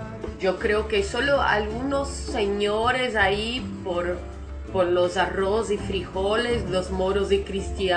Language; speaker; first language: Spanish; non-native, fluent; Portuguese